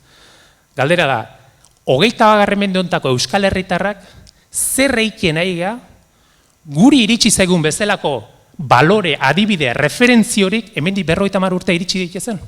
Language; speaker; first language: Basque; native; Basque